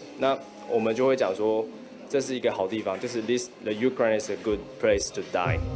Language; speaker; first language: Chinese; native; Chinese